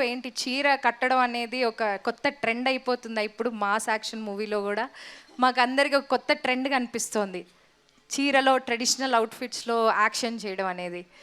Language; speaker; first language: Telugu; native; Telugu